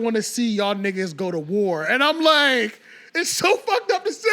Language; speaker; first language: English; native; English